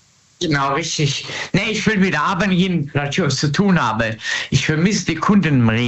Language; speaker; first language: German; native; German